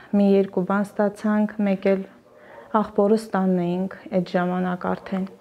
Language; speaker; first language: Armenian; native; Armenian